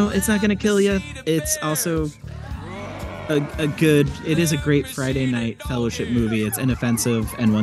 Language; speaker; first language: English; native; English